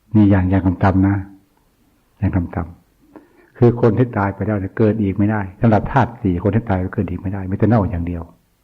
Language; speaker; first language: Thai; non-native, local second language; Northeastern Thai